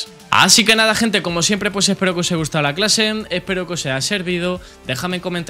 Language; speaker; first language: Spanish; native; Spanish